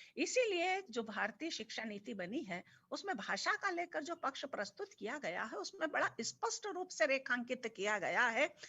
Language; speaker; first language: Hindi; native; Hindi